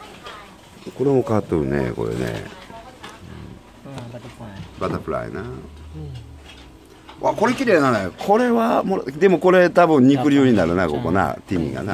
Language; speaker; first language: Japanese; native; Japanese